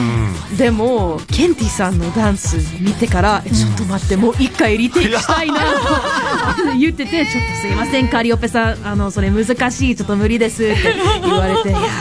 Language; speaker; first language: Japanese; non-native, learner; English